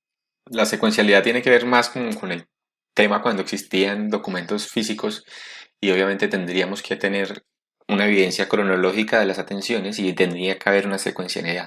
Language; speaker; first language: Spanish; native; Spanish